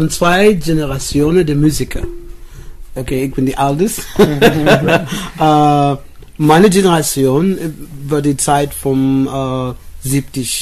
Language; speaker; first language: German; non-native, learner; English